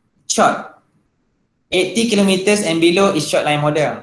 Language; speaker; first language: English; non-native, local second language; Malay